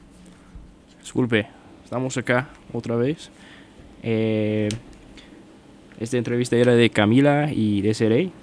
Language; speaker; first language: Spanish; non-native, fluent; English